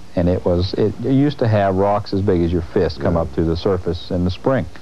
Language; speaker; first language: English; native; English